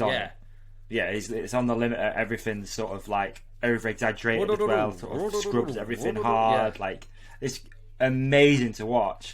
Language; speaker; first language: English; native; English